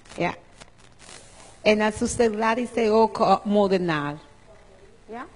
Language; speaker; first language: Dutch; non-native, learner; Spanish